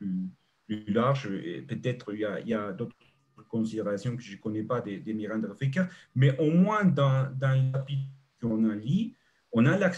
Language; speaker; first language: French; non-native, fluent; Spanish